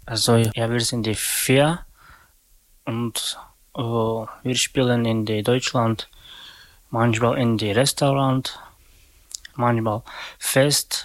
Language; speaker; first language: German; non-native, learner; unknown